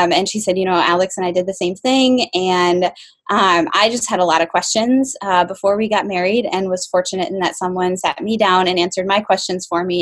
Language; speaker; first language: English; native; English